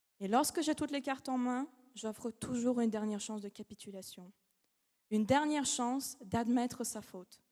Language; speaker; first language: French; non-native, fluent; Russian